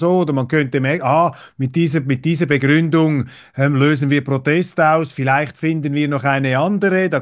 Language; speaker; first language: German; native; German